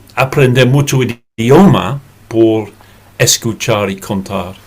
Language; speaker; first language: Spanish; non-native, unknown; English